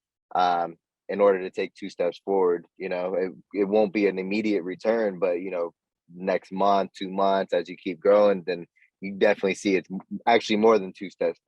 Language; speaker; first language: English; native; English